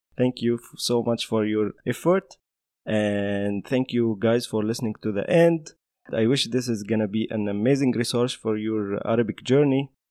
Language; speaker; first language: English; non-native, fluent; Arabic